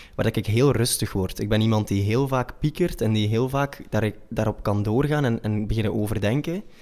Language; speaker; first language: Dutch; native; Dutch